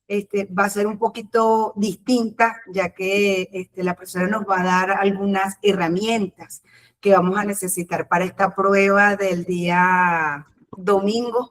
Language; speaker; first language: Spanish; native; Spanish